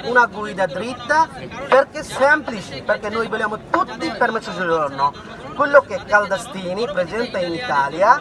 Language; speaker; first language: Italian; non-native, learner; Bangla